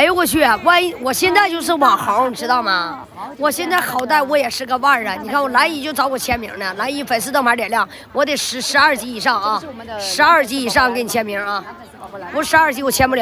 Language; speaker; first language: Chinese; native; Chinese